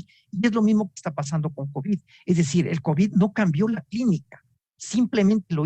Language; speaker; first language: Spanish; native; Spanish